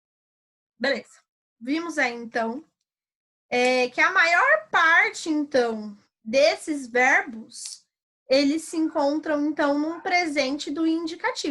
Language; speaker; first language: Portuguese; native; Portuguese